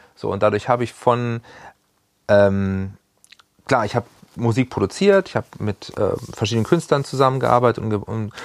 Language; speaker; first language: German; native; German